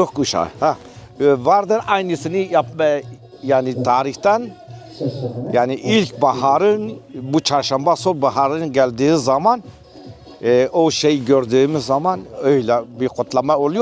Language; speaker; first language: Turkish; non-native, local second language; Kurdish